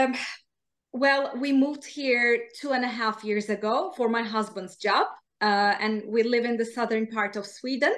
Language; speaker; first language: English; non-native, fluent; Turkish